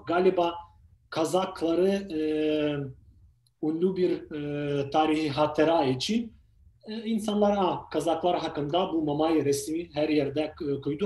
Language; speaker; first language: Turkish; non-native, fluent; Ukrainian